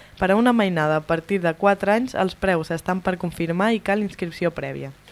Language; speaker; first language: Catalan; native; Catalan